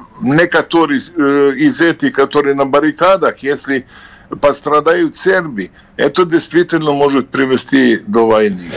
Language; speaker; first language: Russian; non-native, fluent; Serbian